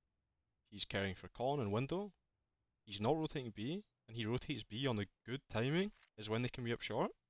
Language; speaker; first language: English; native; English